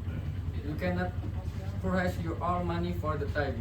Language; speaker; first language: English; non-native, learner; Indonesian